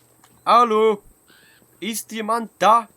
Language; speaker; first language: German; non-native, learner; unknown